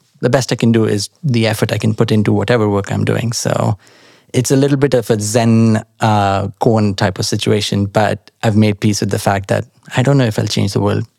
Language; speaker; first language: English; non-native, local second language; Marathi